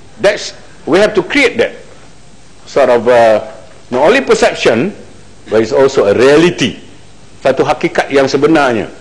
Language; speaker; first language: English; non-native, local second language; Malay